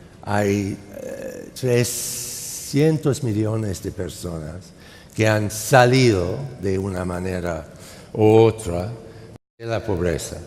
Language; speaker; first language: Spanish; non-native, fluent; English